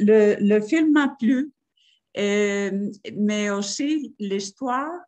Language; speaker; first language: French; non-native, fluent; Spanish